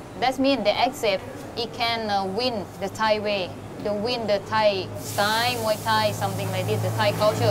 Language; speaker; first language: English; non-native, fluent; Thai